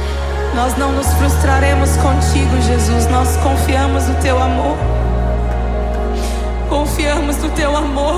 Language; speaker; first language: Portuguese; native; Portuguese